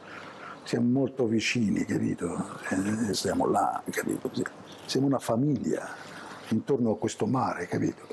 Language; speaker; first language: Italian; non-native, fluent; Arabic